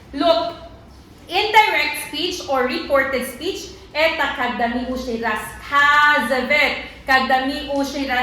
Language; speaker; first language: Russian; non-native, learner; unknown